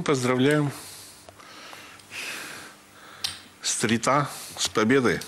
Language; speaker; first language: Russian; native; Russian